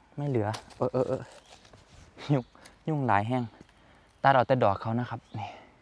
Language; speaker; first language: Thai; native; Thai